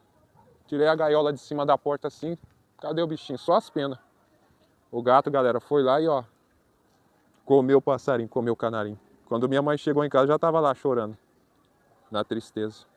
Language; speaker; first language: Portuguese; native; Portuguese